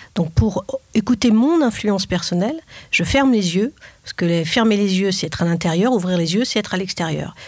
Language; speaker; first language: French; native; French